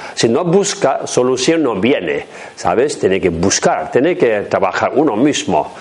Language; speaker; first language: Spanish; non-native, learner; Chinese